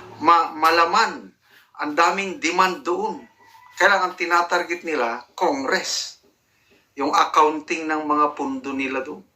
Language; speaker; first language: Filipino; native; Filipino